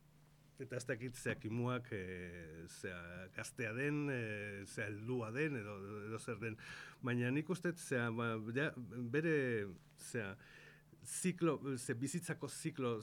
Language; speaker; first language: Basque; non-native, local second language; Spanish